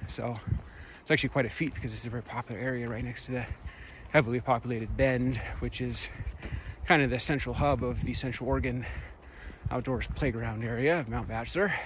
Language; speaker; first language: English; native; English